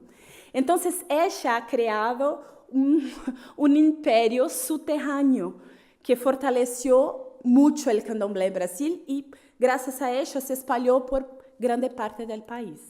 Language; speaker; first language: Spanish; non-native, fluent; Portuguese